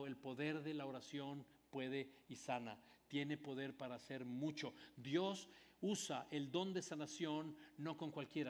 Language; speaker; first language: Spanish; native; Spanish